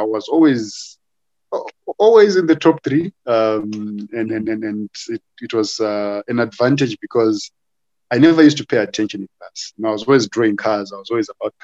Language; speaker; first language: English; non-native, local second language; Shona